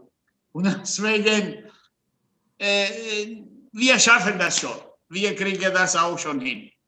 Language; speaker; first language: German; non-native, fluent; Italian